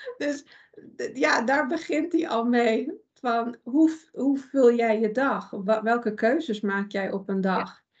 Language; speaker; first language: Dutch; early bilingual, other home language; Persian